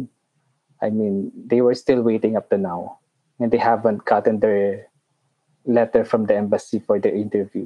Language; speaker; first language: English; non-native, local second language; Pampanga